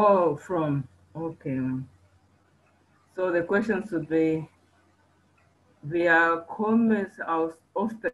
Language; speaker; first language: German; non-native, learner; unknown